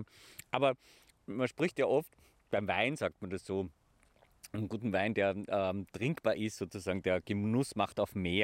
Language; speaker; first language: German; native; German